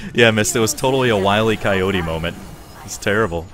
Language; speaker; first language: English; native; English